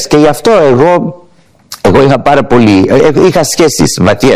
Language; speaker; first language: Greek; early bilingual, heritage; English